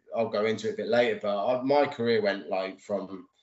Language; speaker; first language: English; native; English